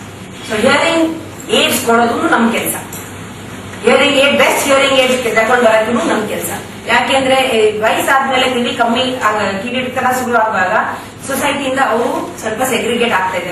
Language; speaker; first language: Kannada; non-native, local second language; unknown